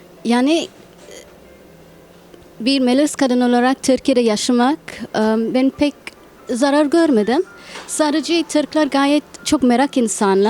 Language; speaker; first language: Turkish; non-native, learner; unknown